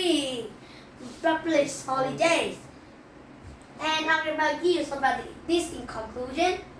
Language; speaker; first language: English; non-native, learner; Vietnamese